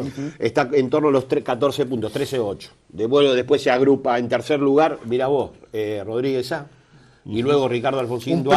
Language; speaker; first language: Spanish; native; Spanish